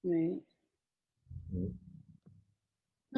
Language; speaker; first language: French; non-native, fluent; English